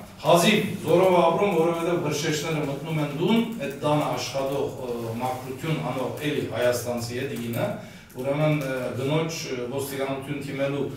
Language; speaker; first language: Armenian; early bilingual, heritage; Armenian